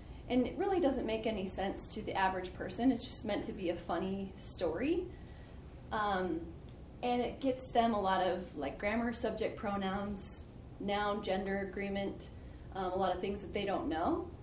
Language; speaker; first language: English; native; English